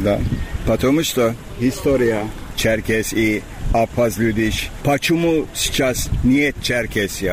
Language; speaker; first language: Russian; non-native, learner; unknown